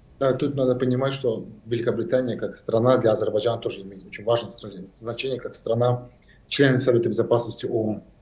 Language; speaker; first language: Russian; non-native, local second language; Azerbaijani